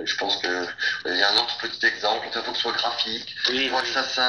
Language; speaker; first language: French; native; French